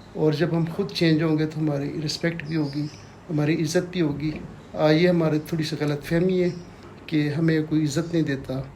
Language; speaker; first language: Urdu; non-native, local second language; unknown